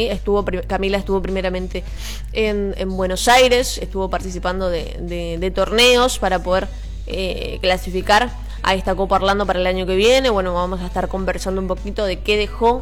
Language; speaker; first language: Spanish; native; Spanish